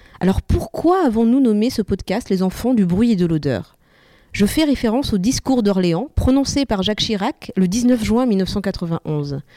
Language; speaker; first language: French; early bilingual, other home language; Malagasy